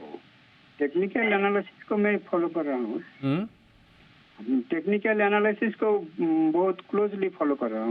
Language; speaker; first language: Hindi; non-native, local second language; Bangla